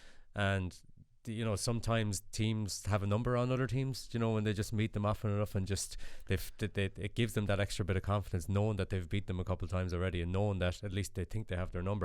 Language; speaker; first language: English; native; English